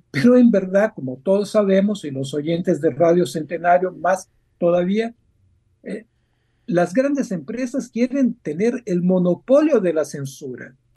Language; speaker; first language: Spanish; non-native, fluent; Portuguese